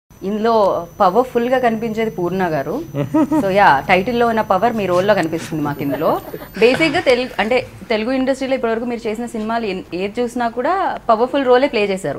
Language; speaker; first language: Telugu; native; Telugu